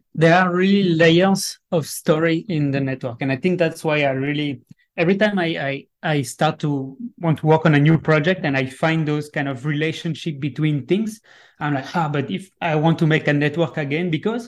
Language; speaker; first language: English; non-native, fluent; French